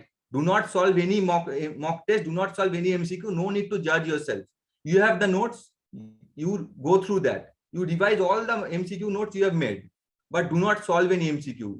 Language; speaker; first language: English; non-native, local second language; Bangla